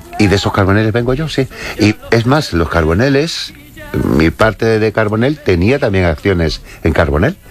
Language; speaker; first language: Spanish; native; Spanish